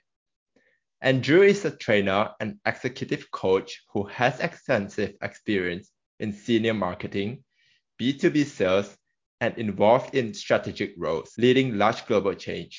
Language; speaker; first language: English; non-native, local second language; Chinese